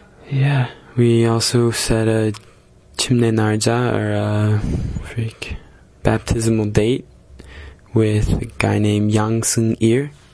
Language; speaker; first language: English; native; English